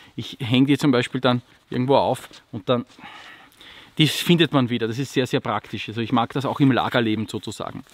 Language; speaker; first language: German; native; German